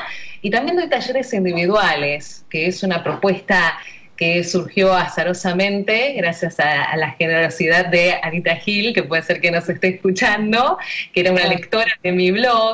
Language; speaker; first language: Spanish; native; Spanish